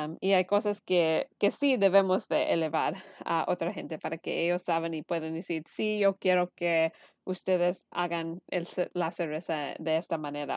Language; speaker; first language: Spanish; early bilingual, heritage; Spanish